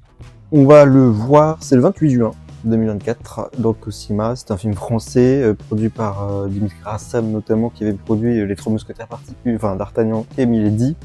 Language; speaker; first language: French; native; French